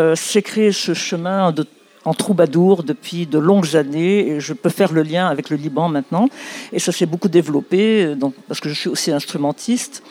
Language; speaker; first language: French; non-native, local second language; Arabic